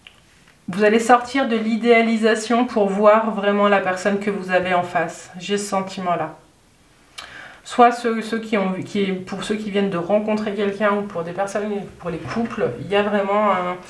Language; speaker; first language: French; native; French